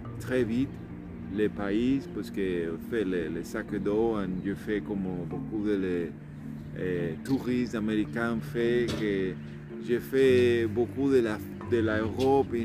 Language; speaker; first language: French; non-native, learner; Spanish